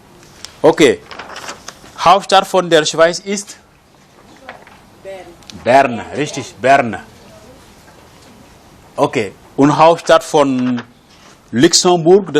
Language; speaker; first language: German; non-native, fluent; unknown